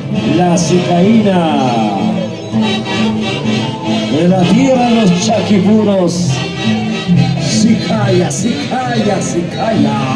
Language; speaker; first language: Spanish; native; Spanish